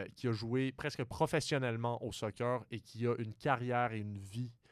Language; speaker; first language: French; native; French